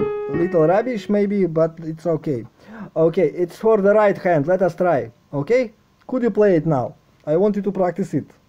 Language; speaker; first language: English; non-native, fluent; Russian